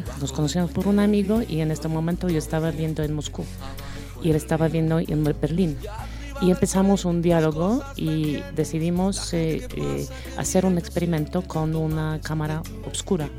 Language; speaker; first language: Spanish; non-native, fluent; Polish